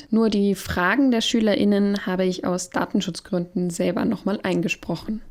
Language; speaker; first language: German; native; German